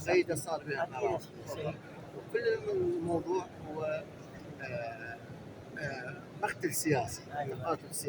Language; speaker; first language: Arabic; native; Arabic